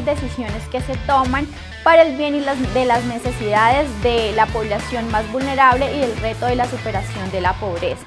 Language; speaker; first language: Spanish; native; Spanish